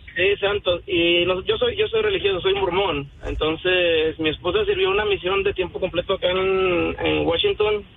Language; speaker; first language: Spanish; native; Spanish